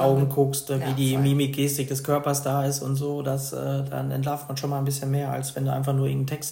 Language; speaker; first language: German; native; German